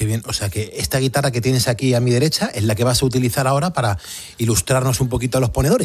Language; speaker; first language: Spanish; native; Spanish